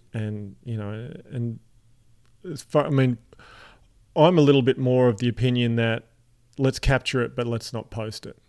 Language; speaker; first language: English; native; English